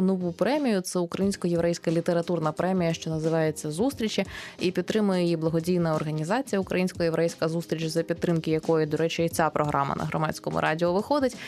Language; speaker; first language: Ukrainian; native; Ukrainian